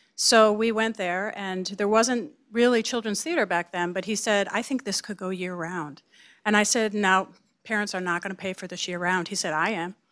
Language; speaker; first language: English; native; English